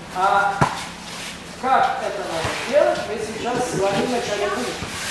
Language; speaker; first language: Russian; non-native, local second language; Ukrainian